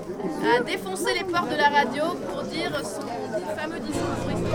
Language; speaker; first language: French; native; French